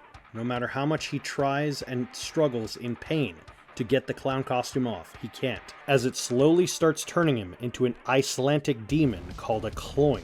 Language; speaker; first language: English; native; English